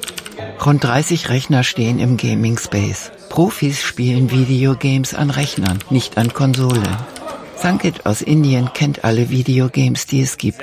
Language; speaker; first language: German; native; German